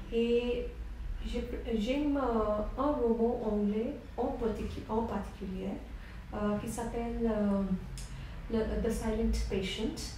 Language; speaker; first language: French; non-native, learner; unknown